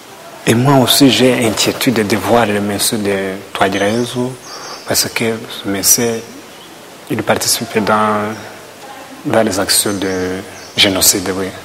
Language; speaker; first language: French; non-native, learner; Kinyarwanda